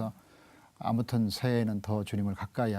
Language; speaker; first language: Korean; native; Korean